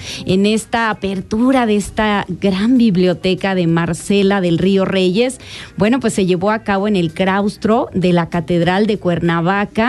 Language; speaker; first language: Spanish; native; Spanish